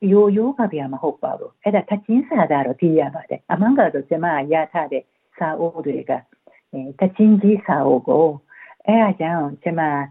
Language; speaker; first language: Burmese; non-native, fluent; Japanese